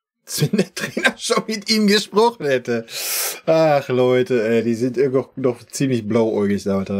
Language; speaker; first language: German; native; German